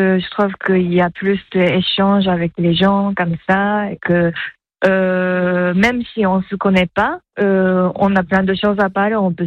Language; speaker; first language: French; non-native, fluent; Japanese